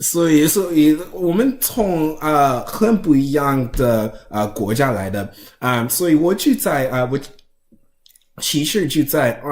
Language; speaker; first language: Chinese; non-native, learner; English